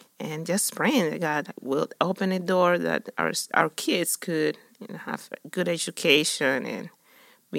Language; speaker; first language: English; non-native, fluent; Spanish